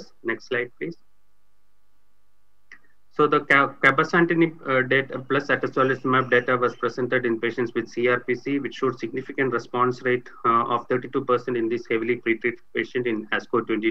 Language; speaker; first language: English; non-native, local second language; Tamil